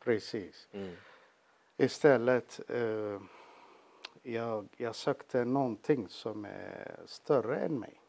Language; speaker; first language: Swedish; non-native, fluent; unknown